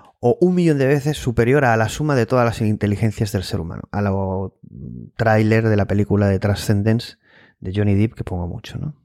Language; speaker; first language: Spanish; native; Spanish